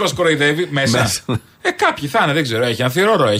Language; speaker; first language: Greek; native; Greek